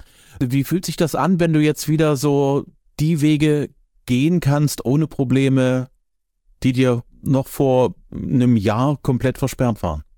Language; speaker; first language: German; native; German